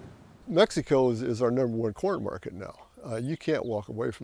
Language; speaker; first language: English; native; English